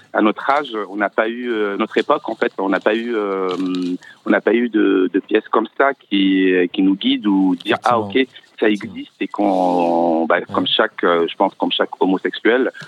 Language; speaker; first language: French; non-native, local second language; Arabic